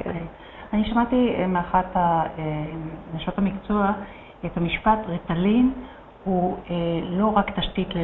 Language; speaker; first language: Hebrew; native; Hebrew